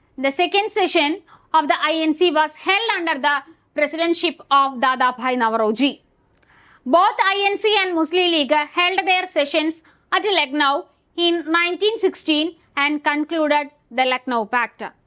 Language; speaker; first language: English; non-native, local second language; Malayalam